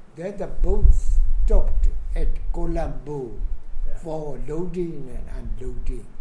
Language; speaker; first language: English; non-native, fluent; Burmese